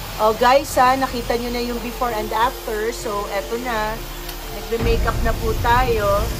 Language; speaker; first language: Filipino; non-native, local second language; Cebuano